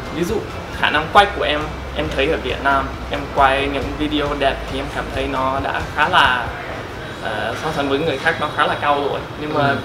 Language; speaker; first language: Vietnamese; non-native, fluent; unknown